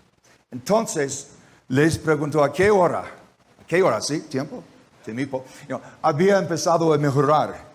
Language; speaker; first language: Spanish; non-native, learner; English